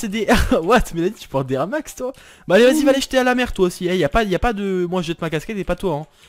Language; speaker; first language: French; native; French